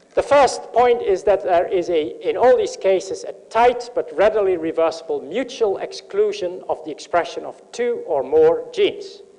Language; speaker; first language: English; non-native, fluent; Dutch